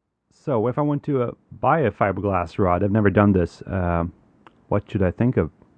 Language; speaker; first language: English; non-native, fluent; Swedish